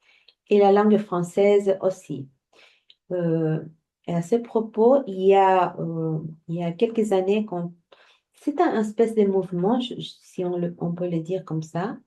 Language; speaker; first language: French; non-native, fluent; Spanish